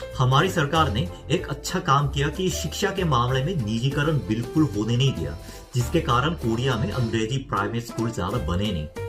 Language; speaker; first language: Hindi; non-native, fluent; Korean